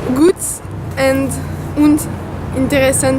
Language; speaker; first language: German; non-native, learner; French